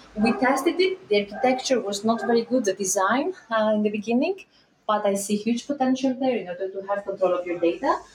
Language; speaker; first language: English; non-native, fluent; Greek